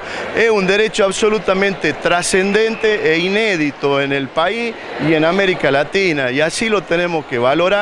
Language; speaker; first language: Spanish; native; Spanish